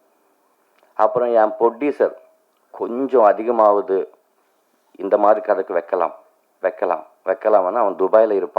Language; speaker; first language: Tamil; non-native, local second language; Telugu